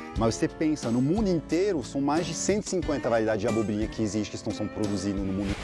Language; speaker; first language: Portuguese; non-native, fluent; French